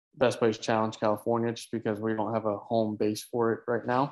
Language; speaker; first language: English; native; English